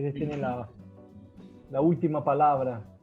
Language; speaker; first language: Spanish; non-native, fluent; Portuguese